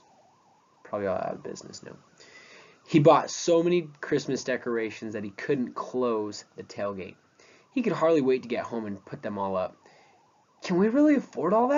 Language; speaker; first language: English; native; English